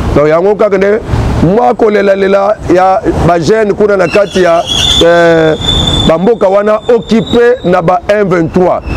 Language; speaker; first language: Lingala; non-native, local second language; Kongo